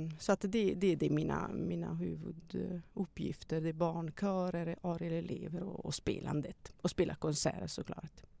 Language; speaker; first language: Swedish; non-native, fluent; Italian